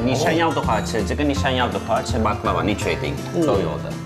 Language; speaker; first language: Chinese; non-native, fluent; Turkish